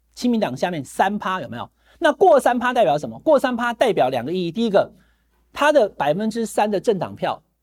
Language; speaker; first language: Chinese; native; Chinese